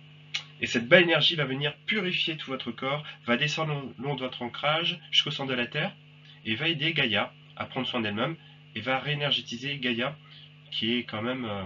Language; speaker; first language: French; native; French